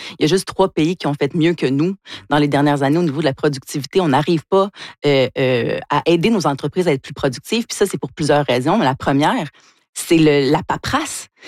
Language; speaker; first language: French; native; French